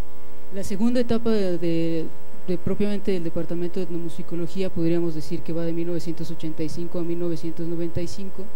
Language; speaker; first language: Spanish; native; Spanish